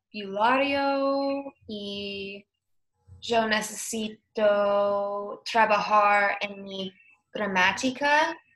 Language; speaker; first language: Spanish; non-native, learner; English